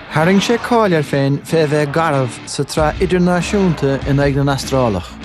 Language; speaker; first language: Irish; native; Irish